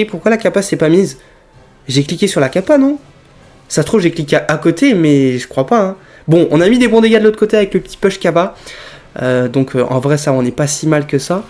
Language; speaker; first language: French; native; French